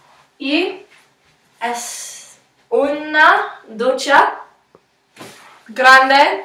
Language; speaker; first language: Spanish; non-native, learner; English